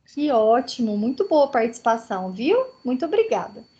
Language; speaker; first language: Portuguese; native; Portuguese